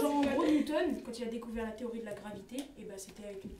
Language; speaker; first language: French; native; French